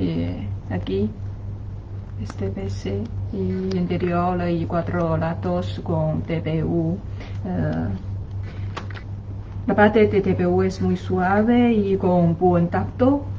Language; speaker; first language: Spanish; non-native, learner; Chinese